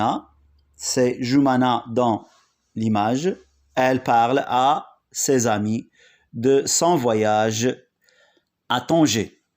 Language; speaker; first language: French; non-native, local second language; Arabic